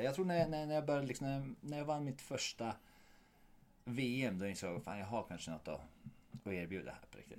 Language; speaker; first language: Swedish; non-native, fluent; Bosnian